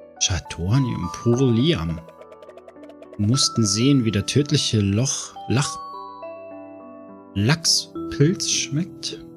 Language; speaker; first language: German; native; German